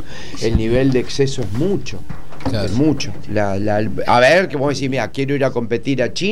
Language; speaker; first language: Spanish; native; Spanish